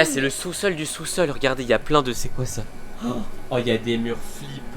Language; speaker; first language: French; native; French